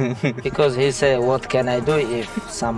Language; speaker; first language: English; non-native, learner; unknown